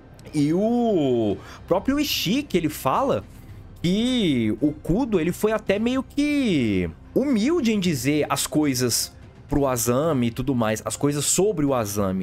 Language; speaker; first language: Portuguese; native; Portuguese